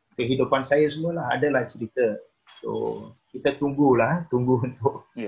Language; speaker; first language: Malay; non-native, local second language; Tamil